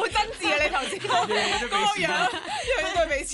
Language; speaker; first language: Cantonese; native; Cantonese